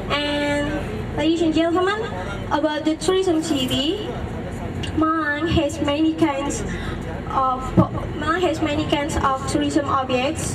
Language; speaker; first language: English; non-native, learner; Indonesian